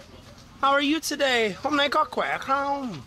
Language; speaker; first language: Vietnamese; non-native, learner; English